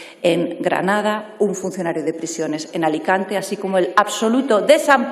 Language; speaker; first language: Spanish; native; Spanish